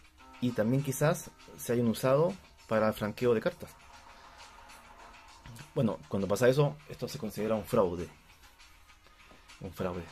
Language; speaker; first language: Spanish; native; Spanish